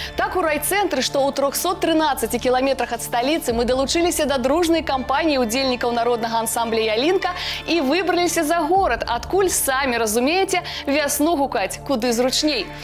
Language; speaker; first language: Belarusian; native; Belarusian